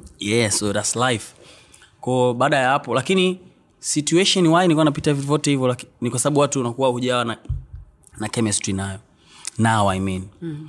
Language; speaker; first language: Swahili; native; Swahili